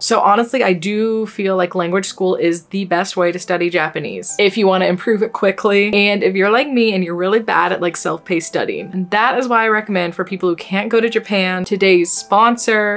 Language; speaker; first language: English; native; English